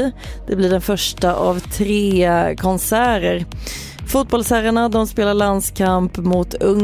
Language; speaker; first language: Swedish; native; Swedish